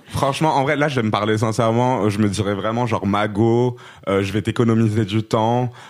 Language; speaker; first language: French; non-native, local second language; Arabic